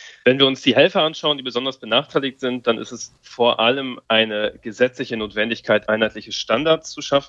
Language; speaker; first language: German; native; German